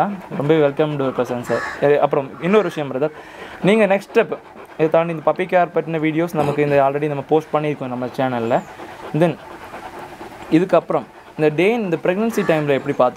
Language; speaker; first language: Tamil; native; Tamil